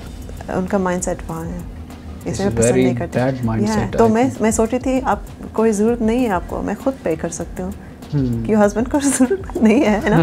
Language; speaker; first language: Hindi; early bilingual, heritage; Urdu